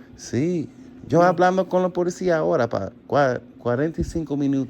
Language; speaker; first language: Spanish; non-native, learner; English